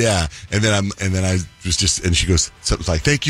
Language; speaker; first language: English; native; English